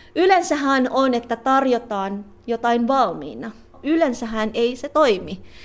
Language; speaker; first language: Finnish; non-native, fluent; Filipino